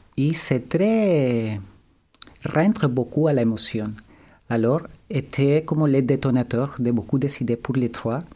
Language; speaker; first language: French; non-native, learner; Spanish